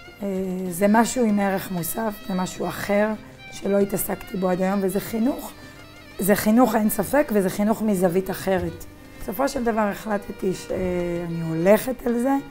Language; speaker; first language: Hebrew; native; Hebrew